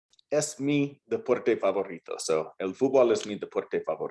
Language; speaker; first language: Spanish; non-native, fluent; English